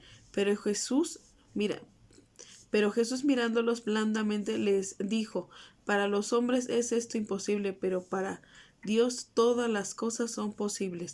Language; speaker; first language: Spanish; native; Spanish